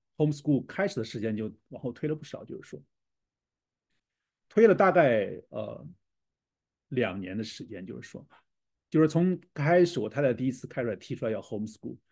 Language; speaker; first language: Chinese; native; Chinese